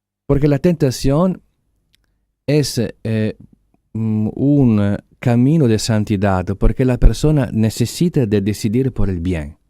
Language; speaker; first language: Spanish; non-native, fluent; Italian